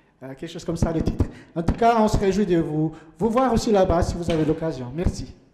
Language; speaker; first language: French; non-native, local second language; Malagasy